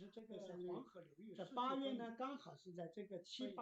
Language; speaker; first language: Chinese; native; Chinese